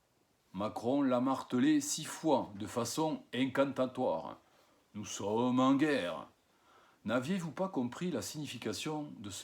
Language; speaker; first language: French; native; French